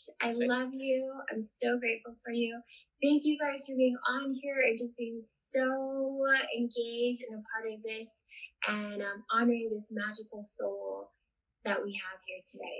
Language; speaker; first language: English; native; English